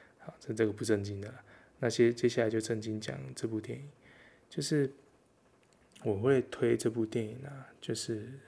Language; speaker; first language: Chinese; native; Chinese